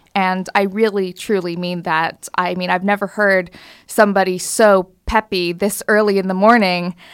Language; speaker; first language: English; native; English